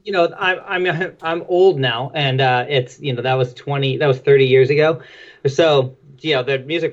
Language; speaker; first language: English; native; English